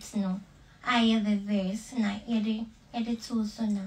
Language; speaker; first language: English; non-native, local second language; Akan